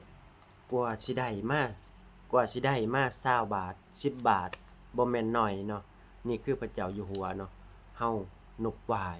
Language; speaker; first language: Thai; non-native, local second language; Lao